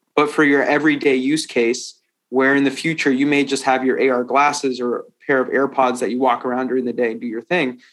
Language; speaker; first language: English; native; English